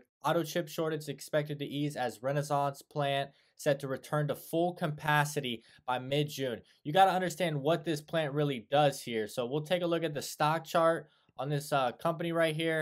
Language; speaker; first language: English; native; English